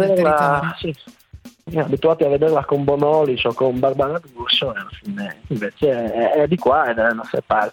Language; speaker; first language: Italian; native; Italian